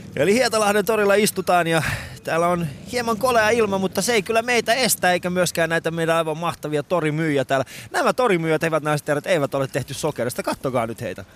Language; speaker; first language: Finnish; non-native, fluent; Persian